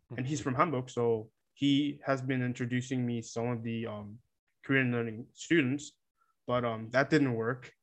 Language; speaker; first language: English; non-native, fluent; Korean